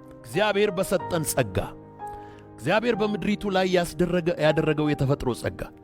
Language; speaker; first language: Amharic; non-native, local second language; Oromo